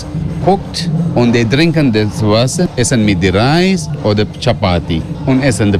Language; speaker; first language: German; non-native, learner; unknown